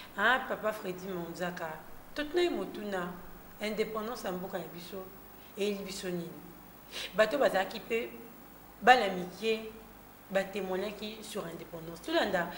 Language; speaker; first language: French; non-native, local second language; Lingala